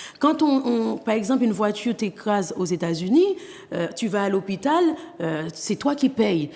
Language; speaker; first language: French; non-native, local second language; Haitian Creole